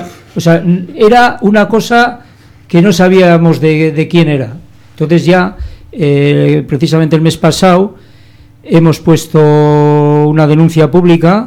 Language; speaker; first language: Spanish; native; Spanish